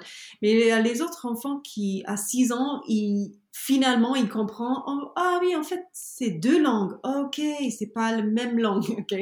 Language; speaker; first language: French; non-native, learner; English